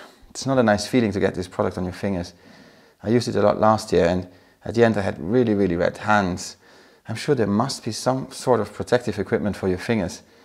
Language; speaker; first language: English; non-native, fluent; German